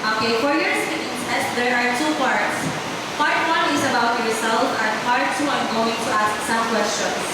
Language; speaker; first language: English; non-native, fluent; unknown